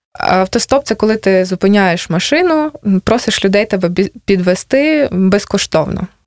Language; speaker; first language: Ukrainian; native; Ukrainian